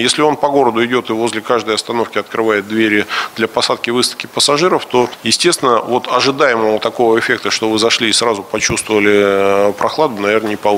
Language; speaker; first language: Russian; native; Russian